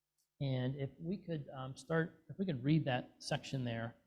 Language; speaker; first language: English; native; English